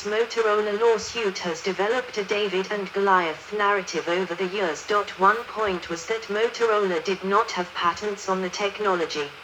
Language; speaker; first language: English; non-native, learner; Danish